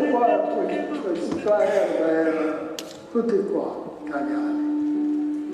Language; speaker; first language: Italian; early bilingual, heritage; Italian